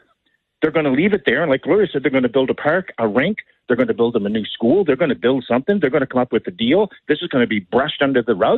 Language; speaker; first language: English; native; English